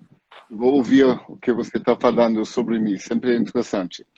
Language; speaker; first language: Portuguese; non-native, fluent; German